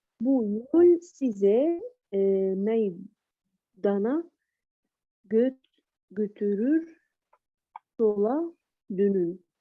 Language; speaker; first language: Turkish; non-native, learner; Arabic